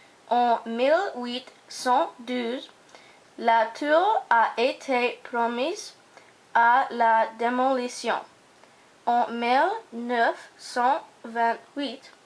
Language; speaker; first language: French; non-native, learner; English